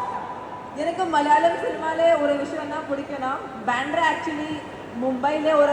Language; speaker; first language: Tamil; non-native, fluent; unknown